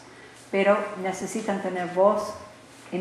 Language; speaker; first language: Spanish; non-native, learner; English